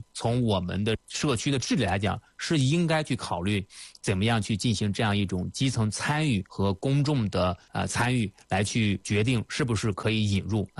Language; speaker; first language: Chinese; native; Chinese